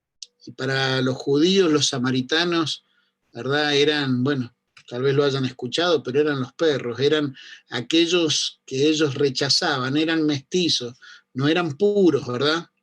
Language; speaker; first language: Spanish; native; Spanish